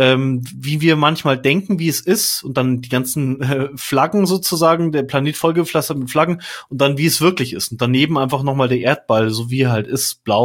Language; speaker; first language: German; native; German